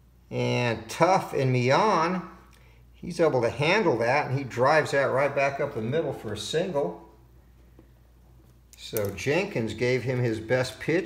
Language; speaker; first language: English; native; English